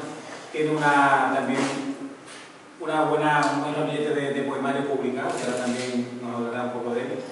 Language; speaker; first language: Spanish; native; Spanish